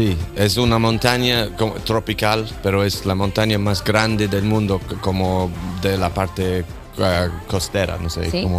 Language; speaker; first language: Spanish; non-native, learner; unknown